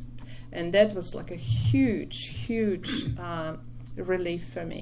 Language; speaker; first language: English; non-native, fluent; Polish